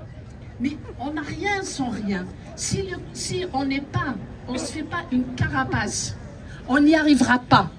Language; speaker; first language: French; non-native, local second language; Kabyle